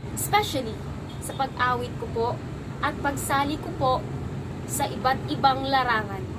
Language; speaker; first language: Filipino; native; Filipino